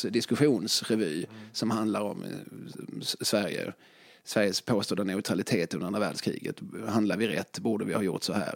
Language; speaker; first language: Swedish; native; Swedish